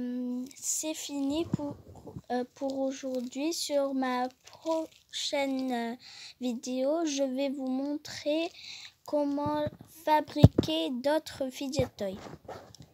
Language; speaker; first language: French; non-native, fluent; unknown